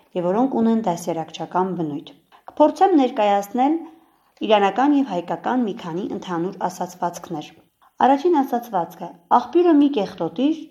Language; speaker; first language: Armenian; native; Armenian